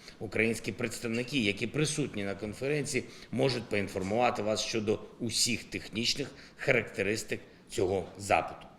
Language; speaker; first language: Ukrainian; non-native, local second language; Russian